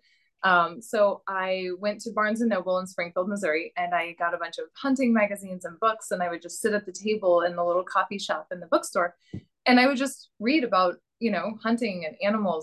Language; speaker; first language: English; native; English